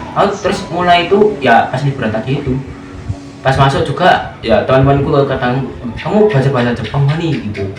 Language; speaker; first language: Indonesian; native; Indonesian